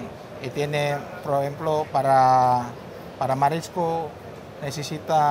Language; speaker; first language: Spanish; non-native, learner; Indonesian